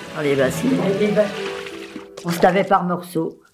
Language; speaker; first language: French; native; French